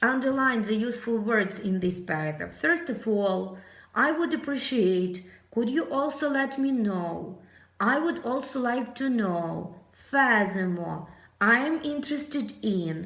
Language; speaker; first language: English; non-native, fluent; Ukrainian